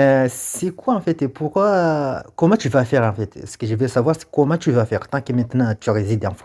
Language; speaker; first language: French; non-native, local second language; Comorian